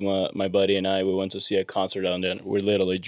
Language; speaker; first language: English; non-native, fluent; Spanish